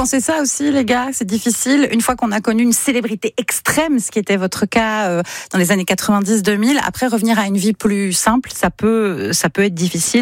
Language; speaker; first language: French; native; French